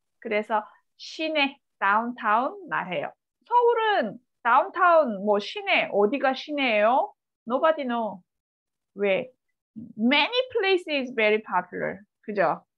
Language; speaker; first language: Korean; native; Korean